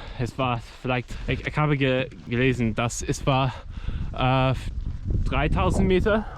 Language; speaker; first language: German; non-native, learner; English